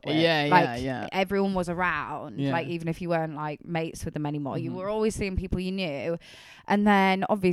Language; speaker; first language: English; native; English